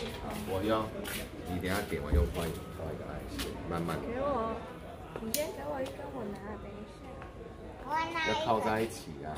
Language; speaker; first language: Chinese; native; Chinese